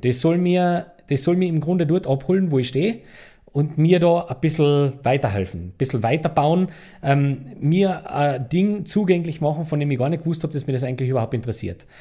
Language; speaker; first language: German; native; German